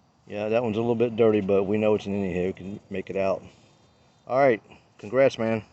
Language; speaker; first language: English; native; English